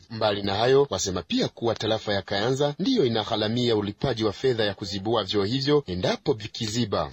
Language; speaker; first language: Swahili; non-native, local second language; Rundi